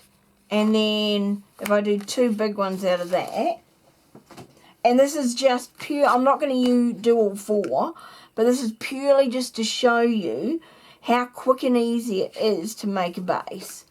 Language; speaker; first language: English; native; English